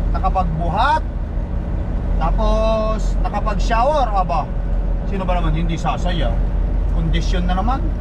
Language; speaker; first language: Filipino; native; Filipino